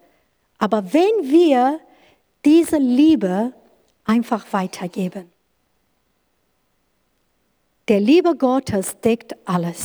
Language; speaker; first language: German; non-native, learner; Kurdish